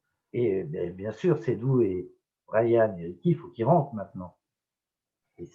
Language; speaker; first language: French; native; French